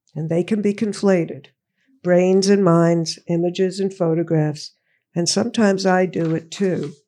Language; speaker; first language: English; native; English